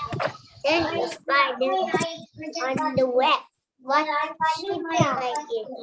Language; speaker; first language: English; non-native, learner; Malay